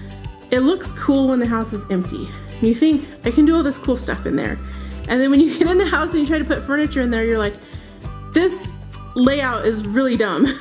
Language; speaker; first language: English; native; English